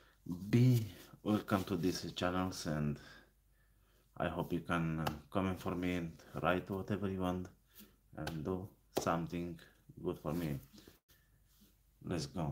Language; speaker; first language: English; non-native, learner; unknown